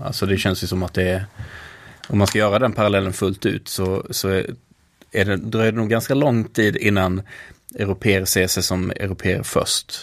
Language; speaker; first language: Swedish; native; Swedish